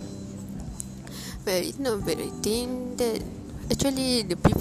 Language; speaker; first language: English; non-native, local second language; Malay